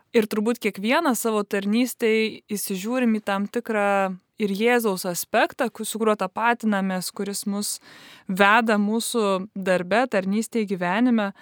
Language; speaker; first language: Lithuanian; native; Lithuanian